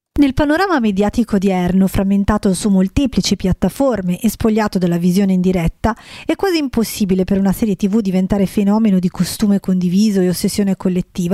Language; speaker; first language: Italian; native; Italian